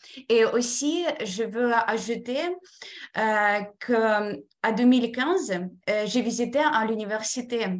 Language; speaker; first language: French; non-native, fluent; Ukrainian